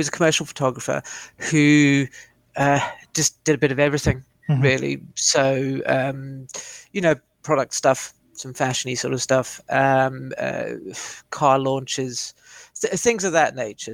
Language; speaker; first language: English; native; English